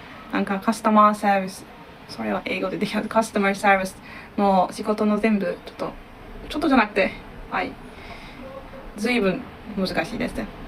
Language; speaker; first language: Japanese; non-native, learner; Turkish